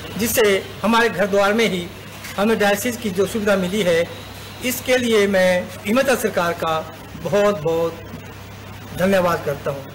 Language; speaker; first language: Hindi; native; Hindi